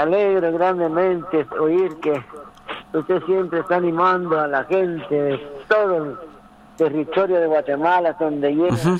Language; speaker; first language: Spanish; native; Spanish